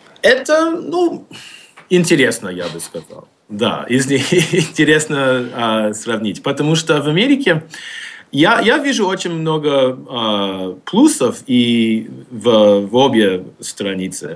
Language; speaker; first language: Russian; non-native, fluent; English